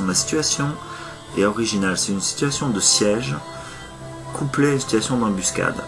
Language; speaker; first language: French; native; French